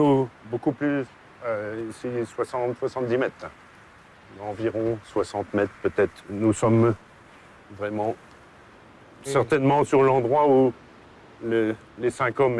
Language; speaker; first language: French; native; French